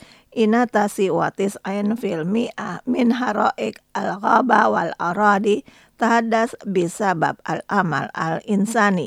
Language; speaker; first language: Arabic; non-native, fluent; Indonesian